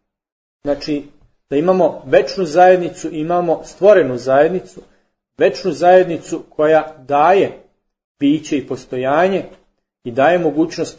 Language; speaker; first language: Serbian; native; Serbian